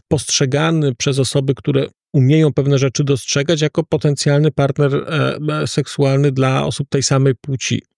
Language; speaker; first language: Polish; native; Polish